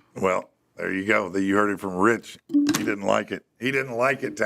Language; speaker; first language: English; native; English